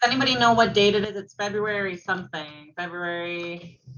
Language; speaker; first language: English; native; English